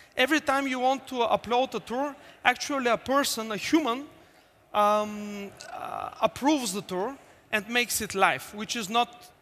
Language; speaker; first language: English; non-native, fluent; Bulgarian